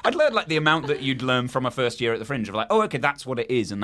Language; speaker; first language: English; native; English